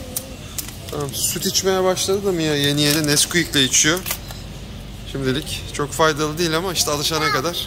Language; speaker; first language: Turkish; native; Turkish